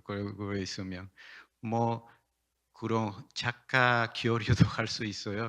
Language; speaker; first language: Korean; non-native, learner; Spanish